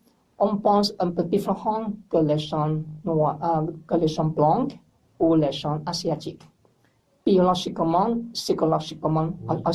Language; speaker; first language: French; non-native, learner; English